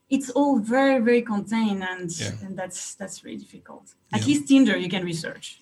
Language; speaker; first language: English; non-native, fluent; French